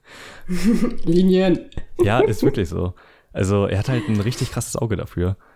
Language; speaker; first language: German; native; German